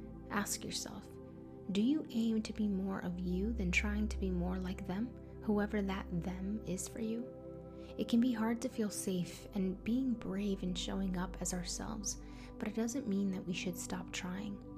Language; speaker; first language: English; early bilingual, other home language; Spanish